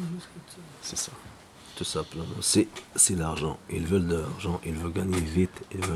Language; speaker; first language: French; non-native, local second language; Arabic